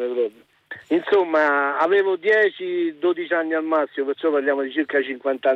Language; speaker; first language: Italian; native; Italian